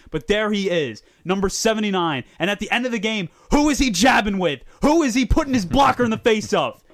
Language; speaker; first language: English; native; English